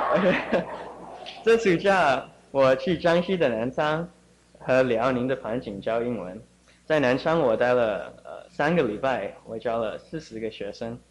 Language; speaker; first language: Chinese; early bilingual, heritage; Chinese